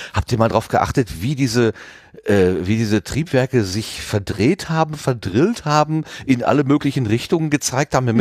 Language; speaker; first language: German; native; German